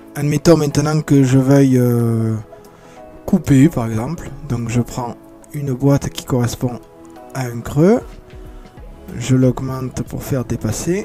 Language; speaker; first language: French; native; French